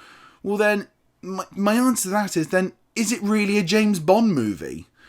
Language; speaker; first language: English; native; English